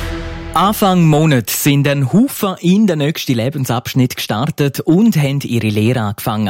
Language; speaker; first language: German; native; German